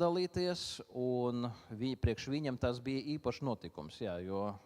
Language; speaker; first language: Latvian; non-native, local second language; Russian